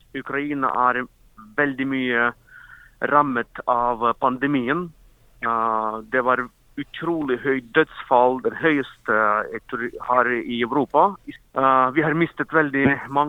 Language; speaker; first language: Norwegian; non-native, fluent; Ukrainian